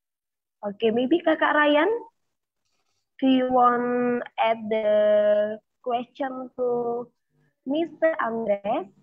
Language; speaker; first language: English; non-native, fluent; Indonesian